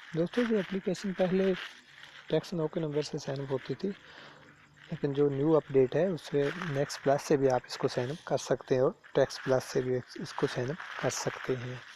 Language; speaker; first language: Urdu; non-native, local second language; Punjabi